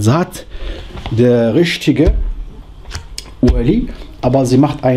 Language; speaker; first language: German; non-native, learner; Arabic